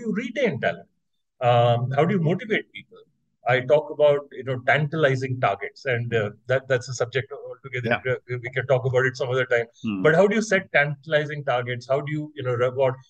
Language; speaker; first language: English; non-native, local second language; Hindi